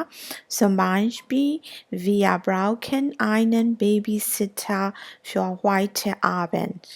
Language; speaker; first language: German; non-native, learner; Burmese